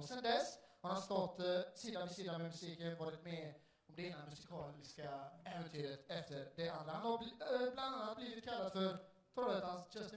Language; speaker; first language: Swedish; native; Swedish